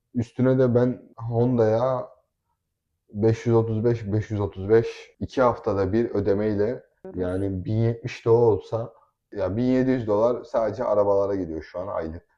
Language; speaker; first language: Turkish; native; Turkish